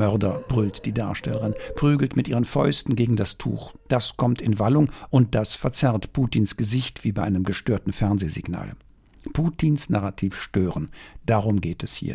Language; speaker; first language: German; native; German